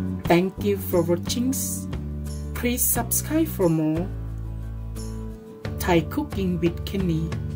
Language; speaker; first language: English; non-native, learner; Thai